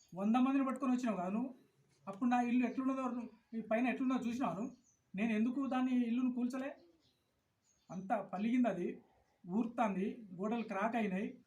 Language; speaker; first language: Telugu; non-native, local second language; Lambadi